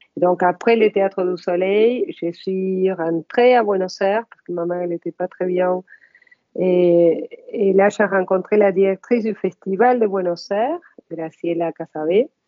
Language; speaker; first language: French; non-native, fluent; Spanish